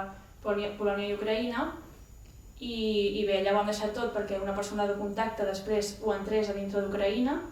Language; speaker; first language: Catalan; native; Catalan